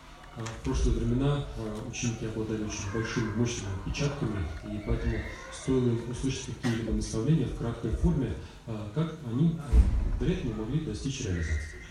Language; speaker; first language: Russian; native; Russian